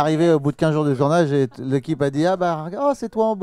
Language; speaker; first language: French; native; French